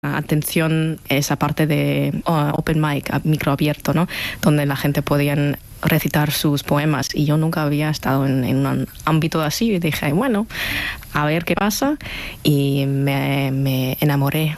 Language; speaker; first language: Spanish; non-native, fluent; German